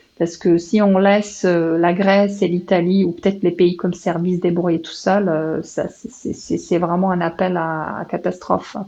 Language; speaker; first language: French; non-native, fluent; Serbian